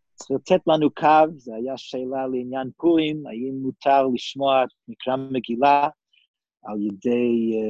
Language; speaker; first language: Hebrew; non-native, fluent; English